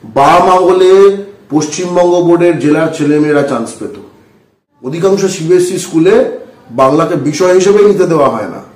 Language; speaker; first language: Bangla; native; Bangla